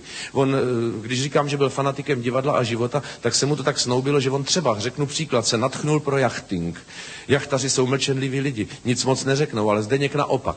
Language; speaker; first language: Czech; native; Czech